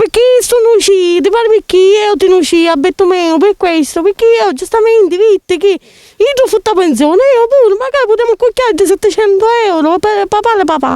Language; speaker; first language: Italian; native; Italian